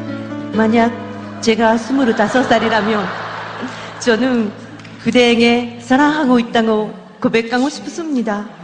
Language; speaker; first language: Korean; non-native, learner; Japanese